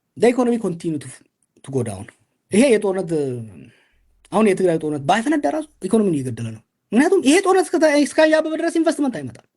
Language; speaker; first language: Amharic; non-native, local second language; Oromo